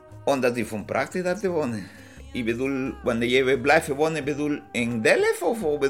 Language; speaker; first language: Dutch; non-native, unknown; Spanish